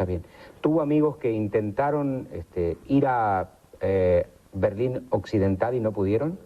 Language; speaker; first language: Spanish; native; Spanish